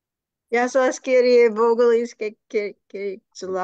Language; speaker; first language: Greek; non-native, learner; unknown